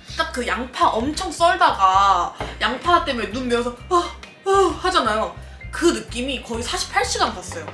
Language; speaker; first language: Korean; native; Korean